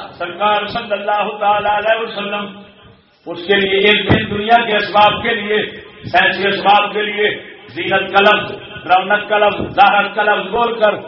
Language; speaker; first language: Urdu; non-native, local second language; Punjabi